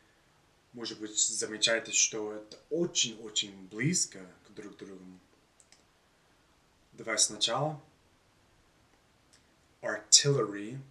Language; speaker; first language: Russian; non-native, learner; English